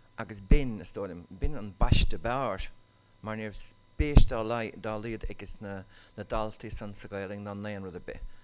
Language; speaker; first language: Irish; native; Irish